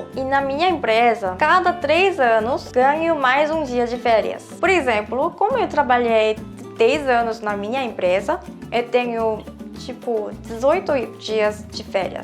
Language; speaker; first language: Portuguese; non-native, fluent; Korean